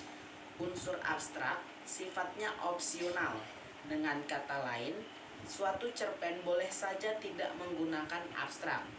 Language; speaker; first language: Indonesian; native; Indonesian